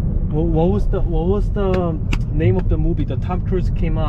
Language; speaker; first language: English; non-native, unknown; Korean